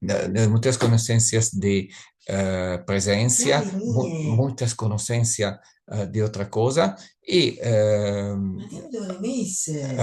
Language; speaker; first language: Spanish; non-native, learner; Italian